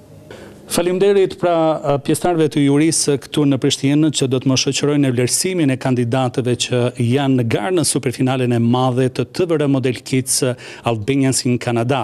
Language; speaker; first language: Albanian; native; Albanian